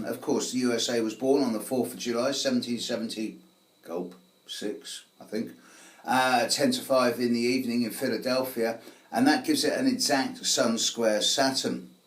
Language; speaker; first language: English; native; English